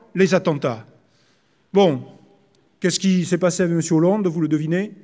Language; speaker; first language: French; native; French